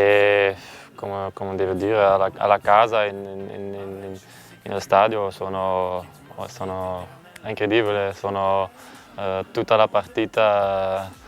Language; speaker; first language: Italian; non-native, learner; Dutch